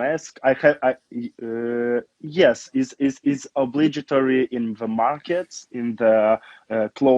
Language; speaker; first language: English; non-native, learner; Romanian